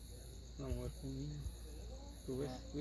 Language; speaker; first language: Spanish; native; Spanish